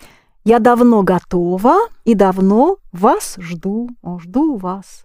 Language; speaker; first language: Russian; non-native, fluent; English